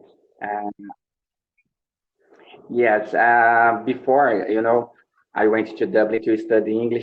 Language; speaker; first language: English; non-native, learner; Portuguese